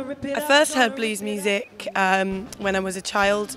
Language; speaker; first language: English; native; English